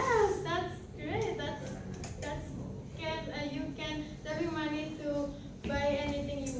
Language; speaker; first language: English; non-native, fluent; Indonesian